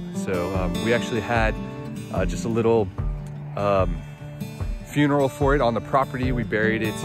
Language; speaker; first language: English; native; English